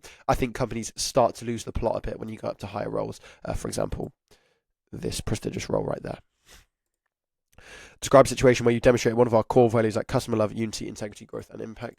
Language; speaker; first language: English; native; English